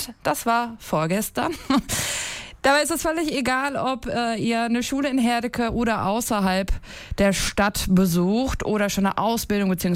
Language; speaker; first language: German; native; German